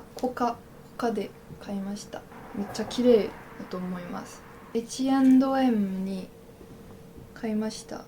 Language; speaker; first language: Japanese; non-native, learner; French